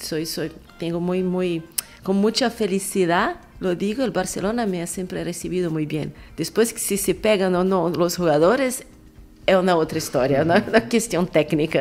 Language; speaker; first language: Spanish; non-native, fluent; Portuguese